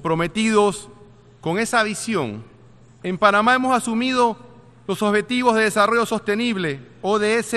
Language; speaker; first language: Spanish; native; Spanish